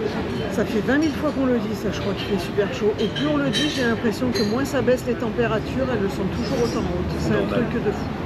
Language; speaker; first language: French; native; French